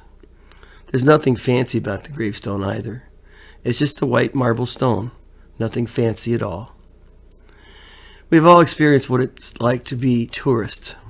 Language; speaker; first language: English; native; English